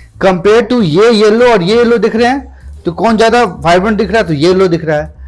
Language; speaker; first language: Hindi; non-native, local second language; Gujarati